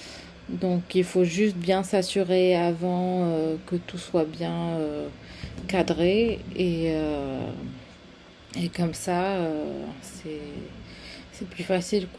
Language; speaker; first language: French; non-native, fluent; Spanish